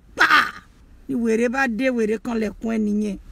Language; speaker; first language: English; non-native, local second language; Yoruba